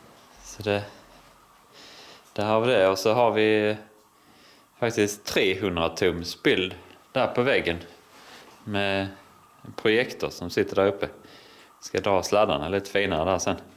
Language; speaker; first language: Swedish; native; Swedish